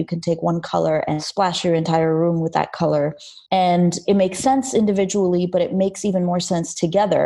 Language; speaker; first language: English; early bilingual, other home language; Armenian